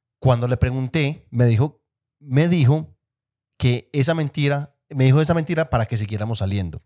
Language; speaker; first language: Spanish; native; Spanish